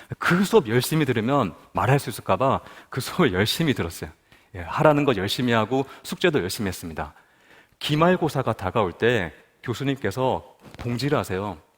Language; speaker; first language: Korean; native; Korean